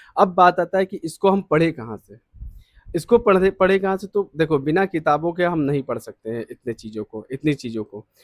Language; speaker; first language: Hindi; native; Hindi